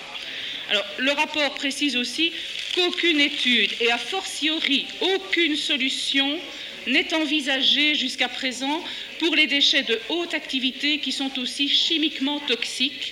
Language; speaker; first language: French; native; French